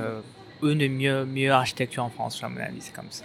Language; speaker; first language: French; non-native, fluent; Chinese